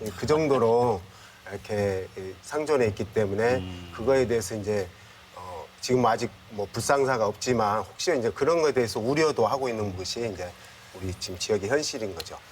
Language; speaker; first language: Korean; native; Korean